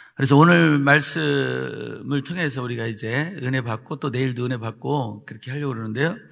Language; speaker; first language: Korean; native; Korean